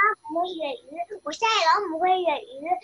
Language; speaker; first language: Cantonese; early bilingual, other home language; Chinese